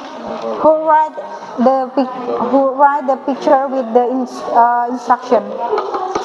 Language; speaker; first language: English; non-native, learner; Indonesian